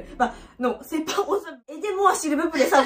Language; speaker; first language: French; non-native, learner; Japanese